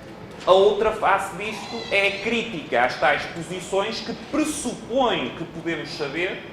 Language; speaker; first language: Portuguese; native; Portuguese